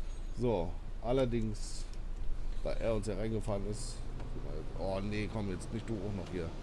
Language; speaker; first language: German; native; German